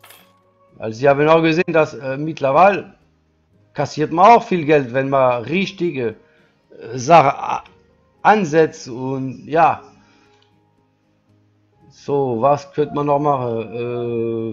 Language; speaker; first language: German; non-native, learner; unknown